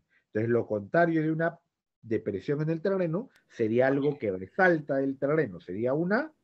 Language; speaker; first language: Spanish; native; Spanish